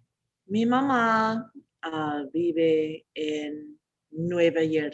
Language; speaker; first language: Spanish; non-native, learner; English